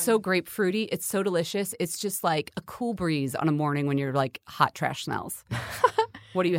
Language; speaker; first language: English; native; English